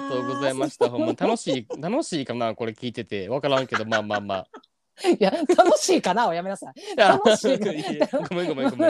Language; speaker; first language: Japanese; native; Japanese